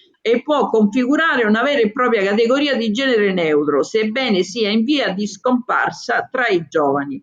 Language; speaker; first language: Italian; native; Italian